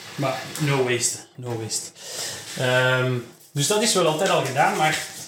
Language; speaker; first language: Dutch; native; Dutch